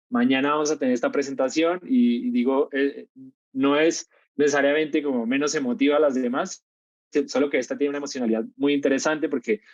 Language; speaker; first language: Spanish; native; Spanish